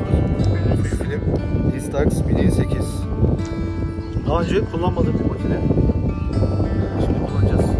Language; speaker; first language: Turkish; native; Turkish